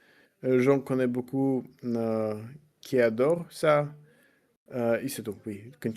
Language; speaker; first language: French; non-native, learner; Russian